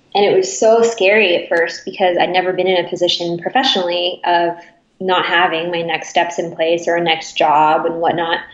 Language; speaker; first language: English; native; English